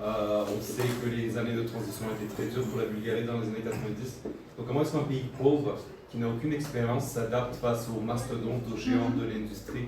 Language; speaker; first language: French; non-native, fluent; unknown